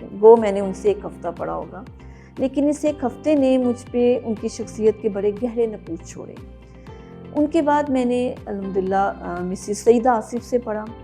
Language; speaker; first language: Urdu; native; Urdu